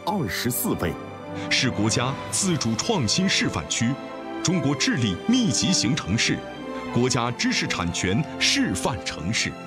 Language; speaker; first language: Chinese; native; Chinese